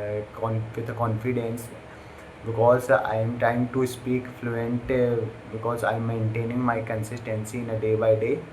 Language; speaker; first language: English; non-native, learner; Hindi